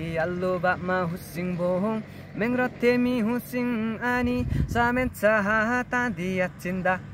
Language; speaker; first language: Nepali; non-native, local second language; Limbu